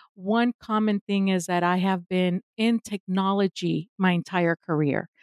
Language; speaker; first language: English; non-native, fluent; Spanish